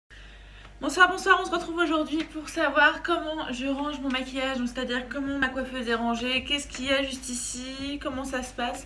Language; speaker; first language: French; native; French